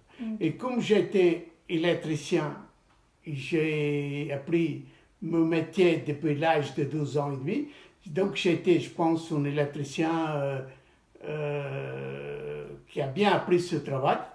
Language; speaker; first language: French; non-native, fluent; Portuguese